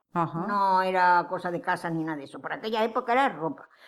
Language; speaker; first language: Spanish; native; Spanish